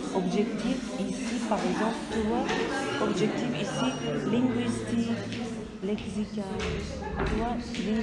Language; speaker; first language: French; non-native, learner; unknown